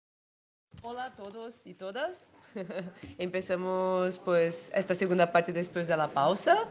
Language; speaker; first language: Spanish; non-native, fluent; Portuguese